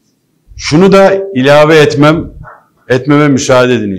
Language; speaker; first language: Turkish; native; Turkish